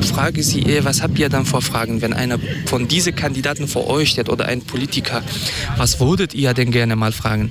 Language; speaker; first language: German; non-native, fluent; Kurdish